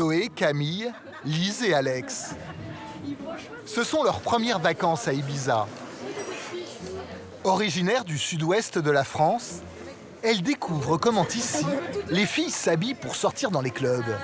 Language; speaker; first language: French; native; French